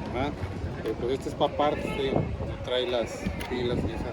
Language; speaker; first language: Spanish; native; Spanish